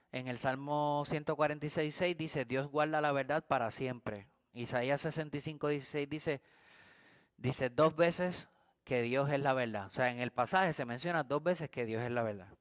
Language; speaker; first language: Spanish; native; Spanish